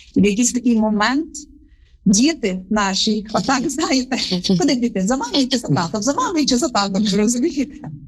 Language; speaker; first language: Ukrainian; native; Ukrainian